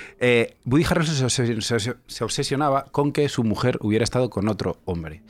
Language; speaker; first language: Spanish; native; Spanish